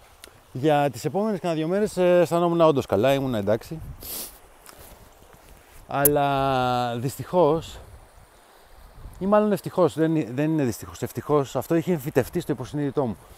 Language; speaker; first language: Greek; native; Greek